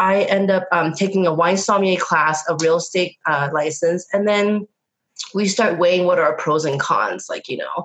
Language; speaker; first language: English; native; English